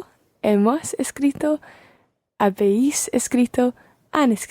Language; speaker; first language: Spanish; non-native, learner; English